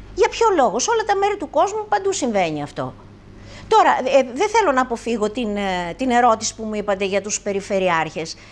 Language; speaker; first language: Greek; native; Greek